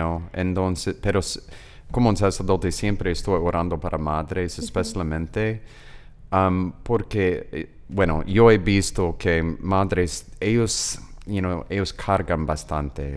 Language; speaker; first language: Spanish; non-native, learner; English